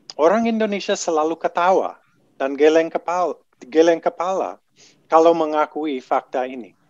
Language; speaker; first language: Indonesian; non-native, fluent; English